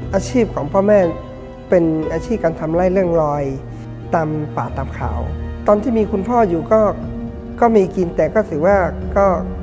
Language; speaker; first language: Thai; non-native, local second language; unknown